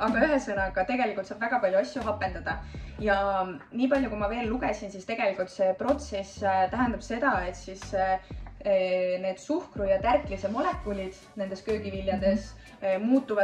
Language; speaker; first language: Estonian; native; Estonian